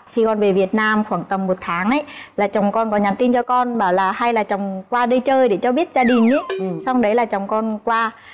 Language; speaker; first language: Vietnamese; native; Vietnamese